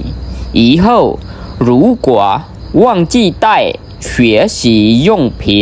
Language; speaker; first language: Chinese; non-native, fluent; Khmer